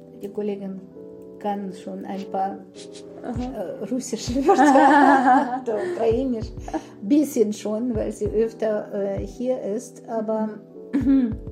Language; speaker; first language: German; non-native, fluent; Russian